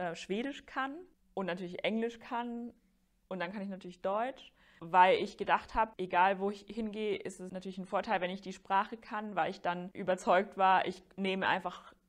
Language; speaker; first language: German; non-native, fluent; Finnish